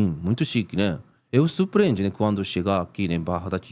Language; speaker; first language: Portuguese; non-native, learner; Japanese